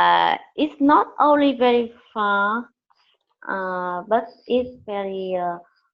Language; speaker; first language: English; non-native, learner; Vietnamese